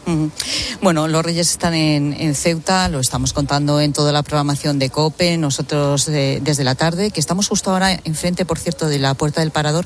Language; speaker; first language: Spanish; native; Spanish